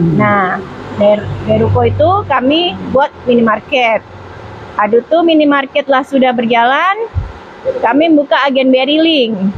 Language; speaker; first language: Malay; non-native, local second language; Javanese